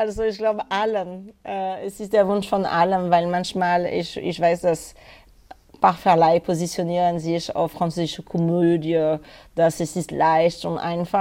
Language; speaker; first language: German; non-native, learner; French